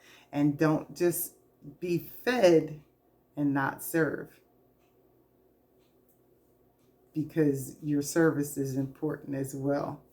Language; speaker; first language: English; native; English